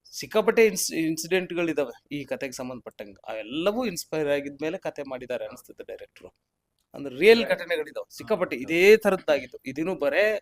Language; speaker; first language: Kannada; native; Kannada